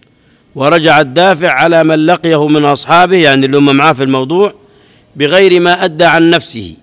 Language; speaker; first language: Arabic; native; Arabic